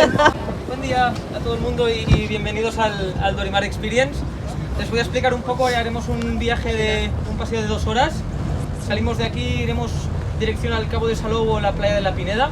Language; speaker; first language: Spanish; native; Spanish